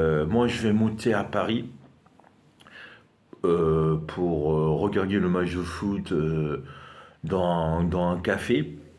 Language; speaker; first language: French; non-native, fluent; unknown